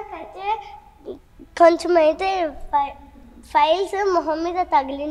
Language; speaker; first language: Telugu; native; Telugu